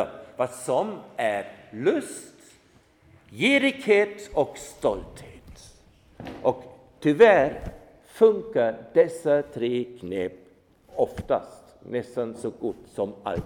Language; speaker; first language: Swedish; non-native, fluent; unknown